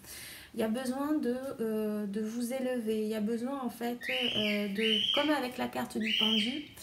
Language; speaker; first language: French; native; French